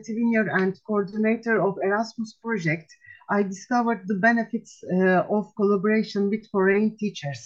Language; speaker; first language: English; non-native, fluent; Turkish